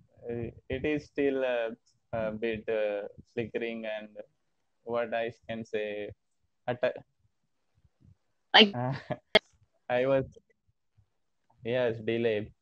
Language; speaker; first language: English; non-native, learner; Hindi